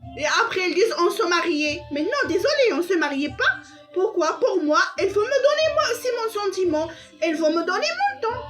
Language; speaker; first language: French; non-native, local second language; Arabic